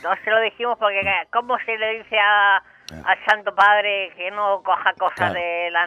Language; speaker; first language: Spanish; native; Spanish